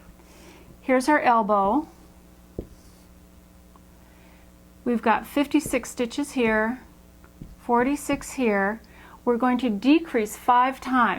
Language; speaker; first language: English; native; English